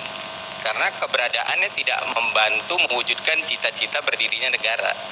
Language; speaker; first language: Indonesian; native; Indonesian